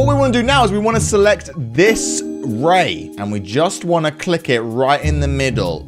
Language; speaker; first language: English; native; English